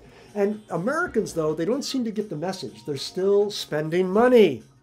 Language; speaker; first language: English; native; English